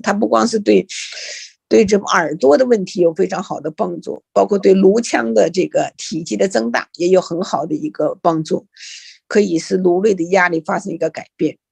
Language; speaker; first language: Chinese; native; Chinese